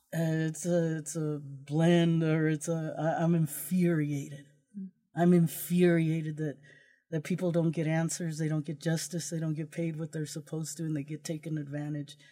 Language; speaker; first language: English; early bilingual, other home language; Spanish